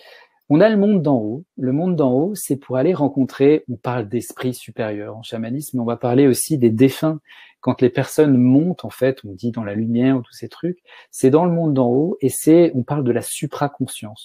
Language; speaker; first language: French; native; French